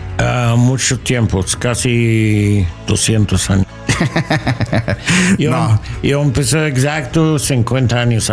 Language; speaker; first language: Spanish; non-native, learner; English